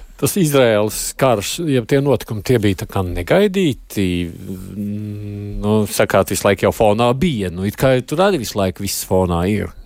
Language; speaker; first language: Latvian; native; Latvian